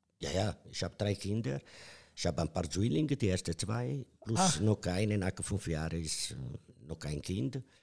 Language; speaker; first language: German; non-native, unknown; Italian